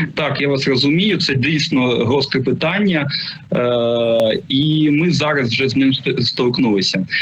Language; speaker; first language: Ukrainian; non-native, local second language; Russian